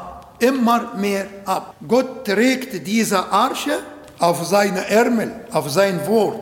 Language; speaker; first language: German; non-native, learner; Arabic